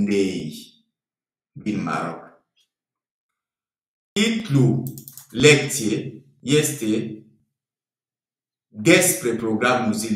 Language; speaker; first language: Romanian; non-native, fluent; French